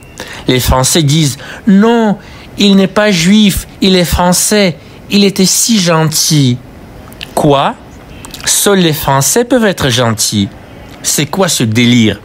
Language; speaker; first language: French; non-native, fluent; Russian